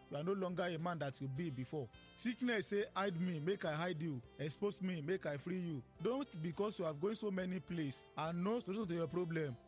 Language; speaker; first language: Nigerian Pidgin; native; Nigerian Pidgin